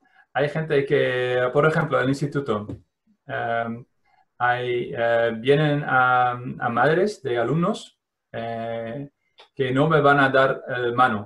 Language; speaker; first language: Spanish; non-native, fluent; Dutch